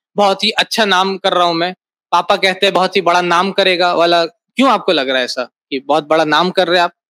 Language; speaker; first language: Hindi; native; Hindi